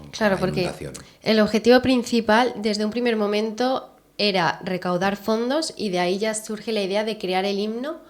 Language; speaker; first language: Spanish; native; Spanish